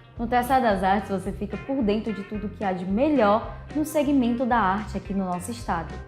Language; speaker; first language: Portuguese; native; Portuguese